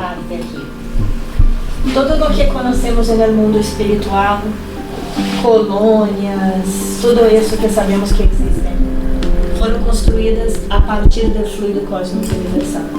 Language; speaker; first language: Spanish; non-native, fluent; Portuguese